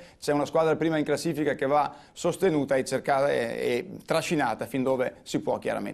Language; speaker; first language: Italian; native; Italian